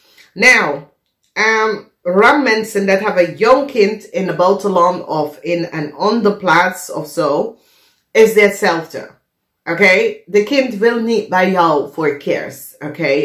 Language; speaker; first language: Dutch; non-native, fluent; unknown